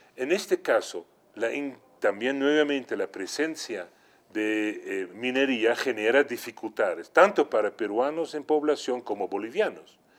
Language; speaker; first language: Spanish; non-native, fluent; Dutch